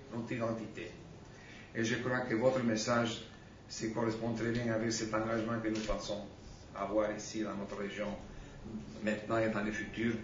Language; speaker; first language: French; non-native, fluent; Spanish